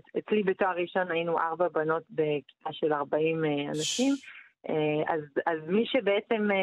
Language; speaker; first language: Hebrew; non-native, fluent; French